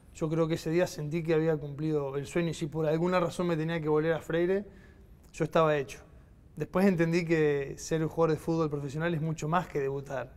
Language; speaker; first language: Spanish; native; Spanish